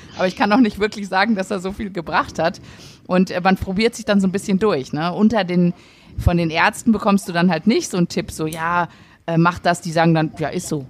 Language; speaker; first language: German; native; German